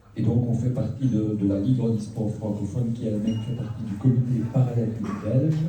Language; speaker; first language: French; native; French